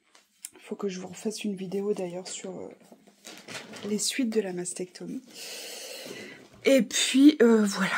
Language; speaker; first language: French; native; French